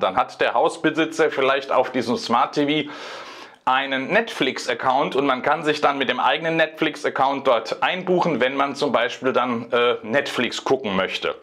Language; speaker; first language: German; native; German